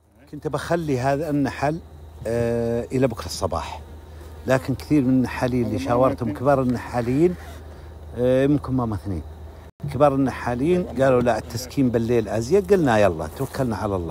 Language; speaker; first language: Arabic; native; Arabic